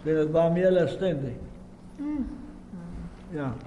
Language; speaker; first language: Polish; early bilingual, heritage; Polish